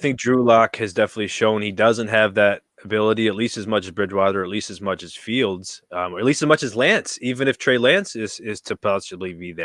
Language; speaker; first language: English; native; English